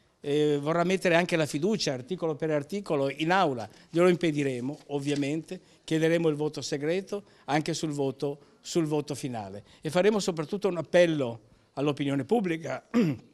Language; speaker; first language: Italian; native; Italian